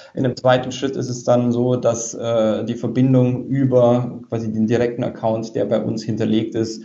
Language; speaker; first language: German; native; German